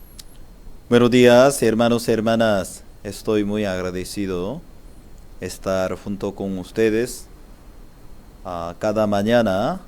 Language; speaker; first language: Spanish; non-native, learner; Korean